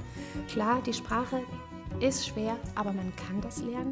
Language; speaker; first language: German; non-native, fluent; Portuguese